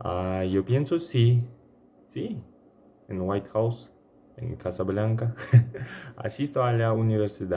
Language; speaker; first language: Spanish; non-native, learner; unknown